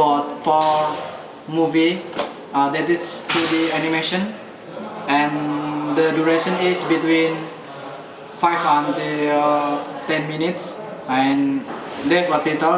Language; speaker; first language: English; non-native, learner; Indonesian